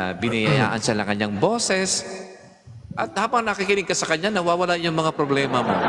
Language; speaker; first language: Filipino; native; Filipino